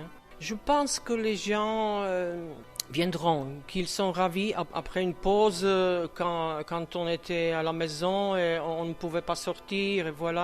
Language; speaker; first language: French; non-native, fluent; Czech